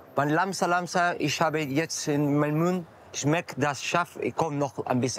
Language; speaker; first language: German; non-native, learner; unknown